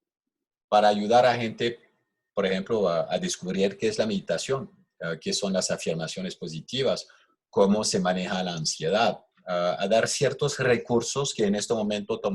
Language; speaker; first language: Spanish; non-native, fluent; French